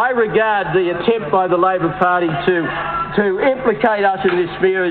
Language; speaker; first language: English; native; English